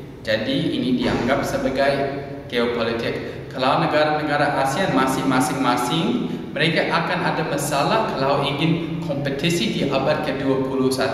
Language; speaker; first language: Indonesian; non-native, learner; English